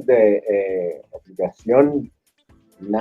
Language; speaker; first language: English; non-native, learner; Spanish